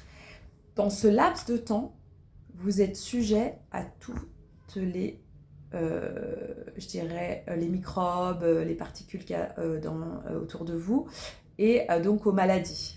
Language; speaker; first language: French; native; French